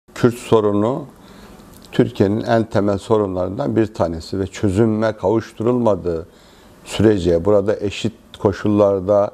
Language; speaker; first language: Turkish; native; Turkish